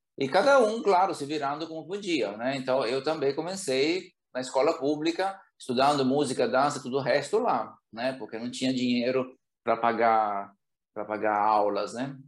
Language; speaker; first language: Portuguese; non-native, fluent; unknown